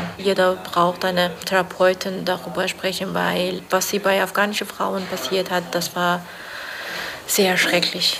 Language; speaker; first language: German; non-native, learner; Persian